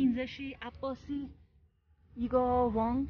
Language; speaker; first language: Chinese; non-native, learner; Persian